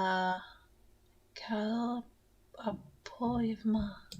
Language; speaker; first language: Greek; non-native, learner; English